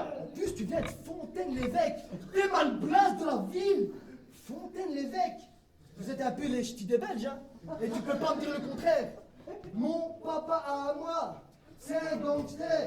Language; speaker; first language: French; native; French